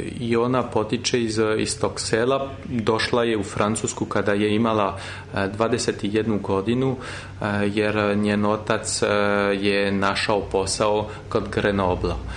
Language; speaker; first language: Serbian; non-native, fluent; French